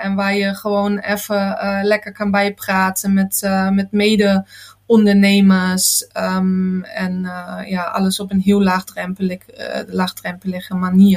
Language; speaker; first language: Dutch; non-native, fluent; German